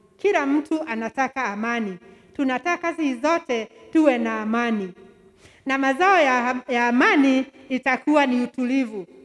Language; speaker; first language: Swahili; non-native, local second language; Kikuyu